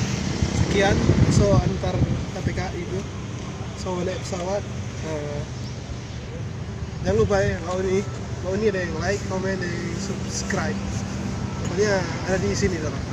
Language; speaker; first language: Indonesian; non-native, local second language; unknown